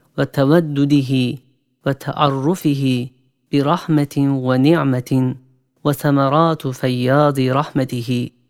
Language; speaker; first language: Arabic; non-native, fluent; Turkish